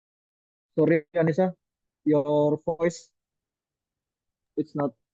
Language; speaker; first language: English; non-native, learner; Indonesian